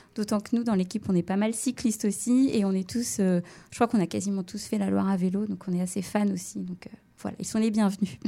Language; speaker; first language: French; native; French